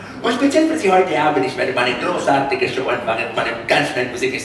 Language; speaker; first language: German; non-native, fluent; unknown